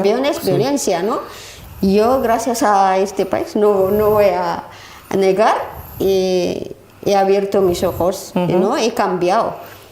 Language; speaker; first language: Spanish; non-native, learner; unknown